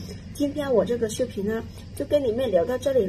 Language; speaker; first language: Chinese; non-native, fluent; Lao